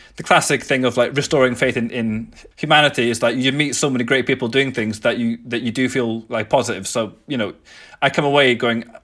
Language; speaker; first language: English; native; English